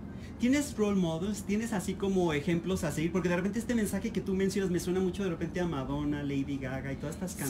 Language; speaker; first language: Spanish; native; Spanish